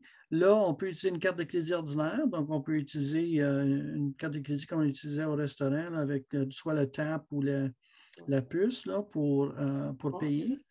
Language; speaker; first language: French; native; French